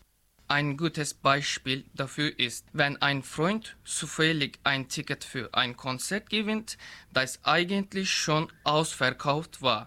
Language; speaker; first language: German; non-native, learner; Turkish